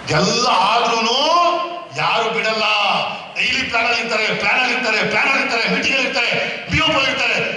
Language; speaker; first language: Kannada; non-native, local second language; Urdu